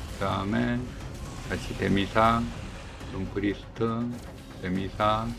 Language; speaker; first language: Korean; native; Korean